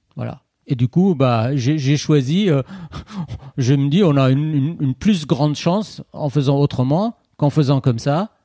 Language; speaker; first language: French; non-native, fluent; Persian